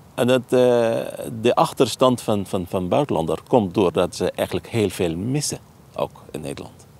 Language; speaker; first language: Dutch; non-native, fluent; Arabic